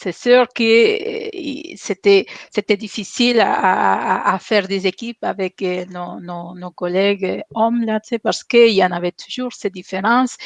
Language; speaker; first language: French; non-native, fluent; Spanish